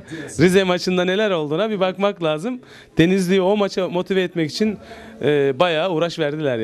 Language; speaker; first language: Turkish; native; Turkish